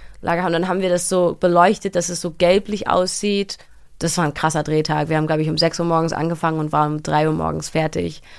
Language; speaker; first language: German; early bilingual, heritage; English